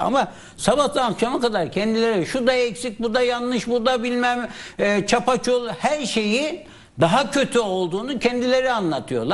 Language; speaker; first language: Turkish; native; Turkish